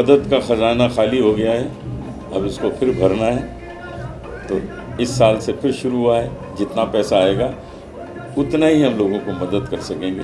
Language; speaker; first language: Hindi; native; Hindi